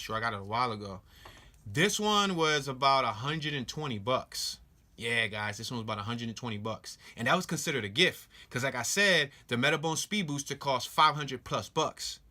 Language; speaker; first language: English; native; English